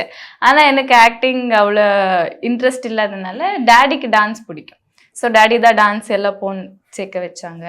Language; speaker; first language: Tamil; non-native, local second language; Bangla